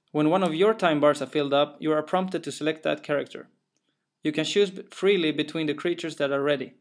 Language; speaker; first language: English; non-native, fluent; Swedish